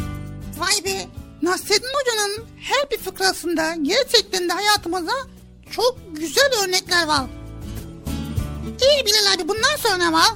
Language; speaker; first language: Turkish; native; Turkish